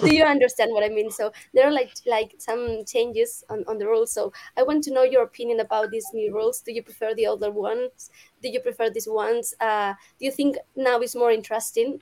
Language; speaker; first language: English; non-native, learner; Spanish